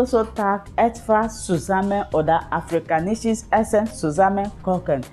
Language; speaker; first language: German; non-native, learner; Igbo